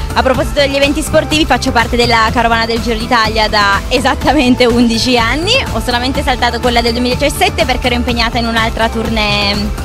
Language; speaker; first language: Italian; native; Italian